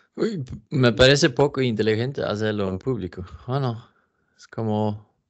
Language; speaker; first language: Spanish; non-native, fluent; English